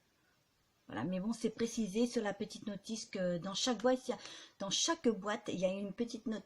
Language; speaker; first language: French; native; French